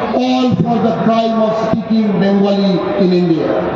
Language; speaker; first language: English; non-native, local second language; Bangla